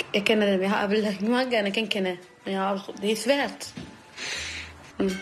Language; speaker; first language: Danish; non-native, learner; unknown